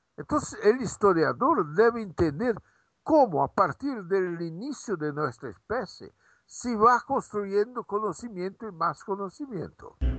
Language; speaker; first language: Spanish; non-native, fluent; Portuguese